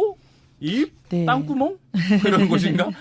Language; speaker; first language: Korean; native; Korean